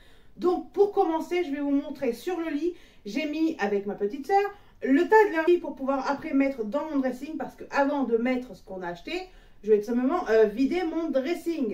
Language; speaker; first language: French; native; French